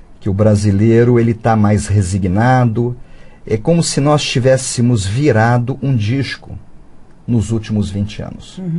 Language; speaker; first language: Portuguese; native; Portuguese